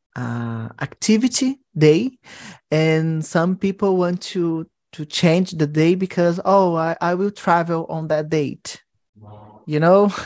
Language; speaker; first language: English; non-native, fluent; Portuguese